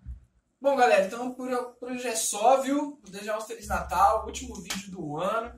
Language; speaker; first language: Portuguese; native; Portuguese